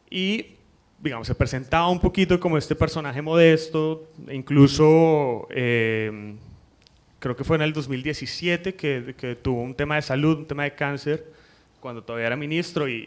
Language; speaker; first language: Spanish; native; Spanish